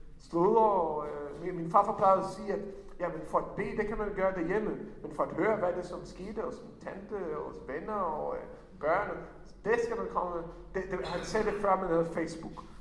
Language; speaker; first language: Danish; non-native, fluent; Hebrew